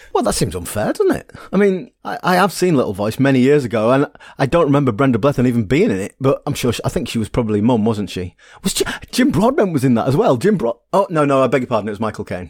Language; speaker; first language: English; native; English